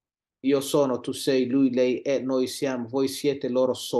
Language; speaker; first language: Italian; non-native, learner; Somali